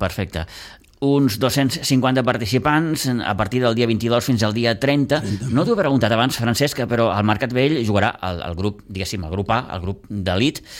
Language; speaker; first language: Catalan; native; Catalan